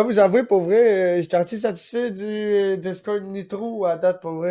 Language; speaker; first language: French; native; French